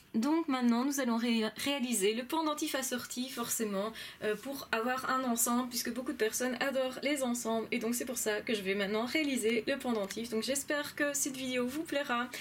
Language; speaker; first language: French; native; French